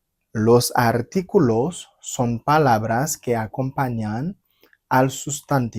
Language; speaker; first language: Spanish; non-native, fluent; Haitian Creole